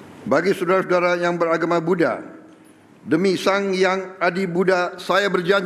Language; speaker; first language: Indonesian; native; Indonesian